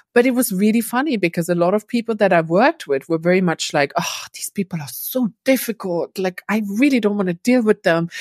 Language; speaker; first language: English; non-native, fluent; German